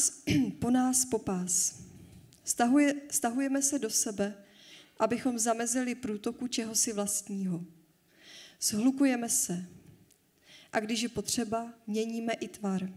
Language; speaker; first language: Czech; native; Czech